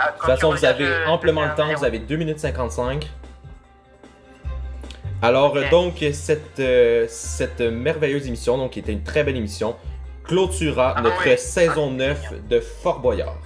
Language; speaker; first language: French; native; French